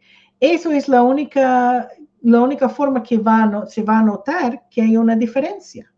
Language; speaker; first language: Spanish; non-native, fluent; English